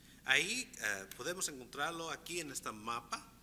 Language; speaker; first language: Spanish; non-native, fluent; English